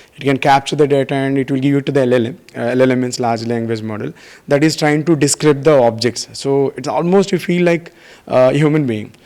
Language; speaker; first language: English; non-native, local second language; Telugu